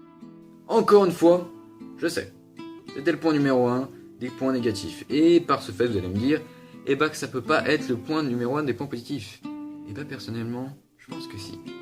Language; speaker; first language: French; native; French